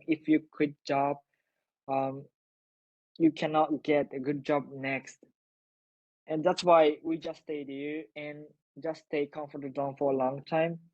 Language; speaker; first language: English; non-native, learner; Japanese